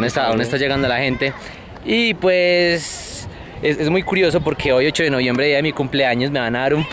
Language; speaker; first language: Spanish; native; Spanish